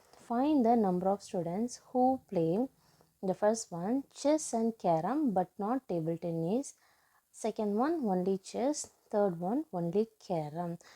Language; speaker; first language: English; non-native, local second language; Tamil